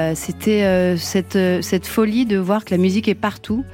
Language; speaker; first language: French; early bilingual, other home language; Vietnamese